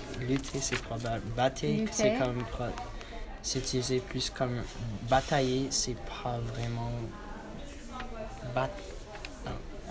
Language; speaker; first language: French; non-native, learner; English